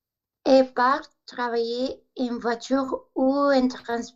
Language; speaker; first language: French; non-native, learner; Spanish